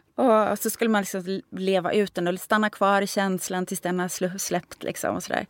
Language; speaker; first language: Swedish; native; Swedish